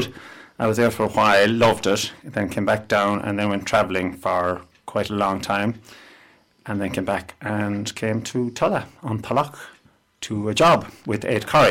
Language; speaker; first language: English; native; English